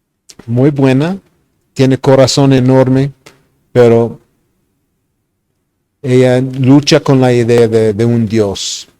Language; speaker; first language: Spanish; non-native, fluent; English